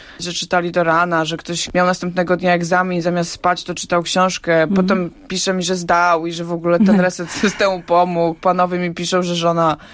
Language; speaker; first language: Polish; native; Polish